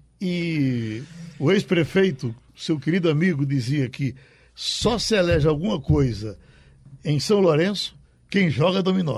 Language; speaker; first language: Portuguese; native; Portuguese